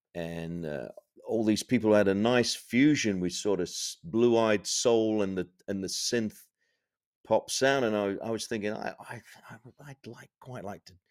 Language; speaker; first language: English; native; English